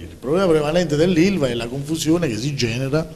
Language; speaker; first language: Italian; native; Italian